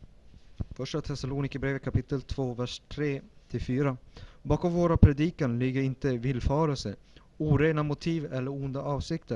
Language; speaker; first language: Swedish; early bilingual, other home language; Spanish